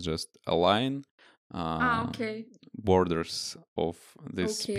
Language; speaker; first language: English; non-native, fluent; Russian